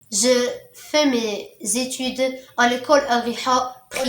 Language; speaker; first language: French; non-native, local second language; Arabic